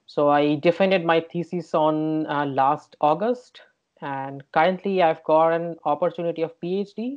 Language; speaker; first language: English; non-native, local second language; Bangla